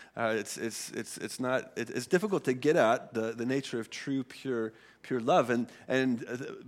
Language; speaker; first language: English; early bilingual, other home language; Swedish